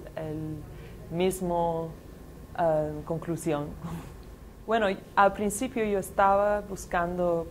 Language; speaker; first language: Spanish; non-native, fluent; English